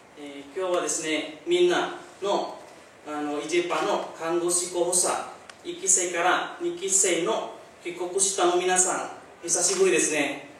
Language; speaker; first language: Japanese; non-native, learner; Indonesian